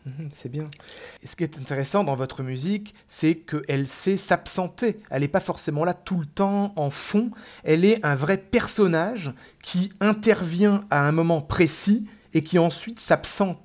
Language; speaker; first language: French; native; French